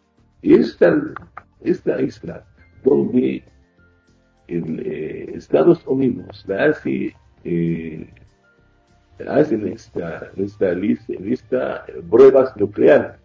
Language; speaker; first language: Spanish; non-native, fluent; Arabic